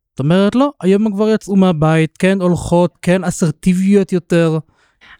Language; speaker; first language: Hebrew; native; Hebrew